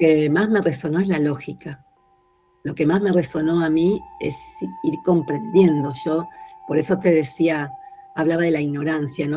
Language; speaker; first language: Spanish; native; Spanish